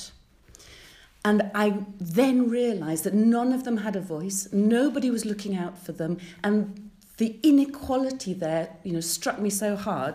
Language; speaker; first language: English; native; English